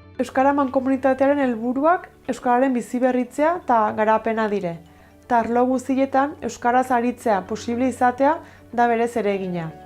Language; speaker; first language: Basque; native; Basque